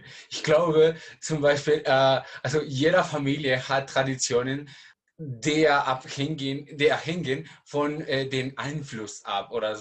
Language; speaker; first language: German; non-native, learner; Spanish